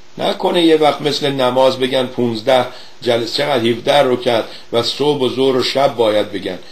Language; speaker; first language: Persian; native; Persian